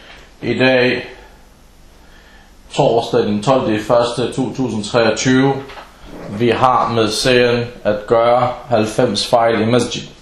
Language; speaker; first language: Danish; early bilingual, other home language; Arabic